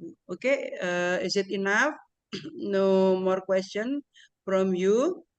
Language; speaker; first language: English; non-native, learner; Indonesian